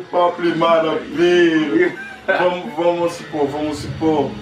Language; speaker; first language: Portuguese; non-native, learner; Haitian Creole